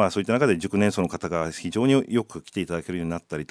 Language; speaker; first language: Japanese; native; Japanese